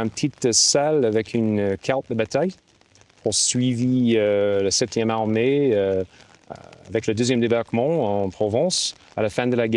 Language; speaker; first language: French; non-native, fluent; English